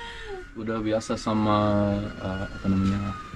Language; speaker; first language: Indonesian; non-native, learner; English